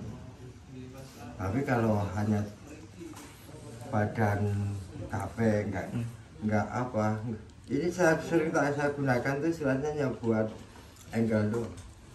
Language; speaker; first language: Indonesian; non-native, local second language; Javanese